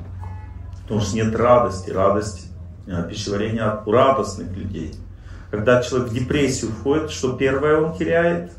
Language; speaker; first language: Russian; native; Russian